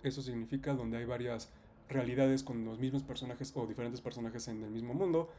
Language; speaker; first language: Spanish; native; Spanish